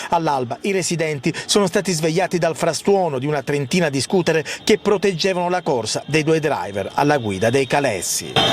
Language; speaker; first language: Italian; native; Italian